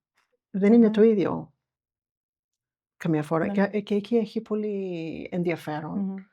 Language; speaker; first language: Greek; non-native, fluent; English